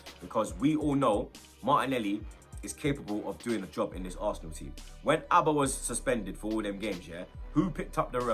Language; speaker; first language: English; native; English